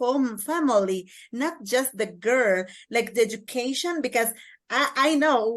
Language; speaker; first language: English; non-native, learner; Kaqchikel